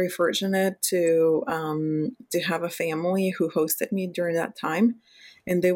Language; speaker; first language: English; non-native, fluent; Spanish